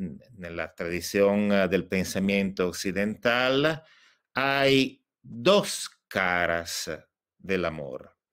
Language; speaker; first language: Spanish; non-native, fluent; Italian